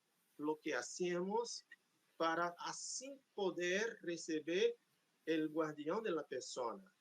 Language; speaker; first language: Spanish; non-native, fluent; Portuguese